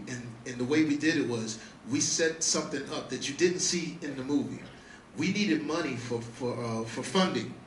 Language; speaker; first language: English; native; English